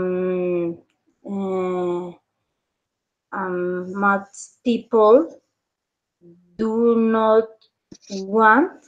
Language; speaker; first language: English; non-native, learner; Spanish